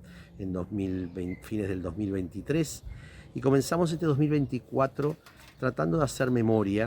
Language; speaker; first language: Spanish; native; Spanish